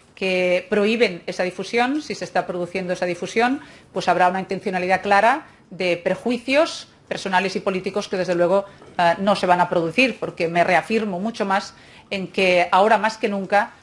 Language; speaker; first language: Spanish; native; Spanish